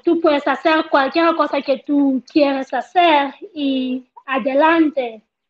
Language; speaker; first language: Spanish; non-native, fluent; Southern Sotho